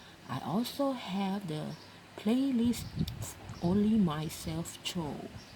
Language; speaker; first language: English; non-native, learner; Thai